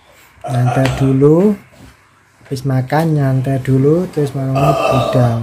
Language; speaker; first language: Indonesian; non-native, local second language; Javanese